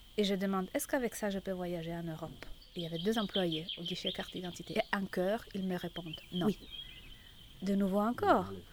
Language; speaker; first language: French; non-native, fluent; Italian